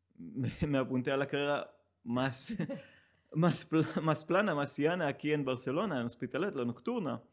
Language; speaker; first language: Spanish; non-native, fluent; Hebrew